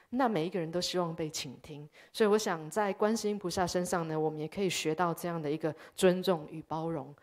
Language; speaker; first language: Chinese; early bilingual, heritage; Chinese